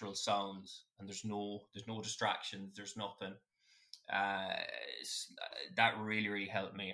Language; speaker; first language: English; native; English